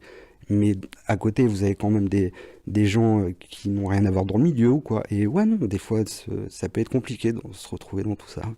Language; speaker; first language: French; native; French